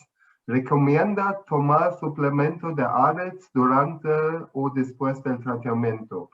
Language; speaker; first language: Spanish; non-native, fluent; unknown